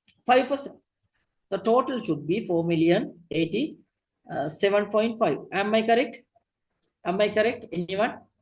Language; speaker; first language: English; non-native, local second language; Sinhala